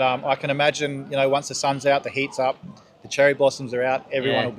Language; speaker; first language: English; native; English